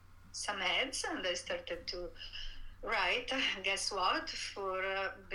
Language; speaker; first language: English; non-native, fluent; Italian